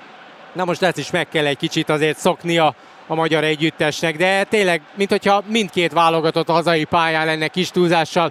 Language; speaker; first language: Hungarian; native; Hungarian